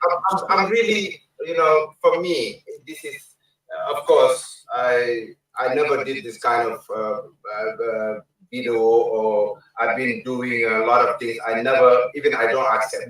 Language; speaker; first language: English; non-native, learner; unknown